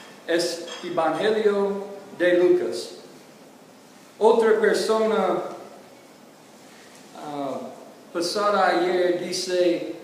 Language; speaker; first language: Spanish; non-native, learner; English